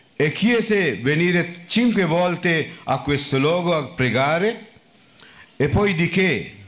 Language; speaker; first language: Italian; non-native, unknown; Sinhala